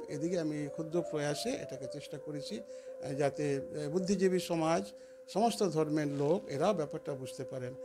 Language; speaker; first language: Bangla; non-native, local second language; Santali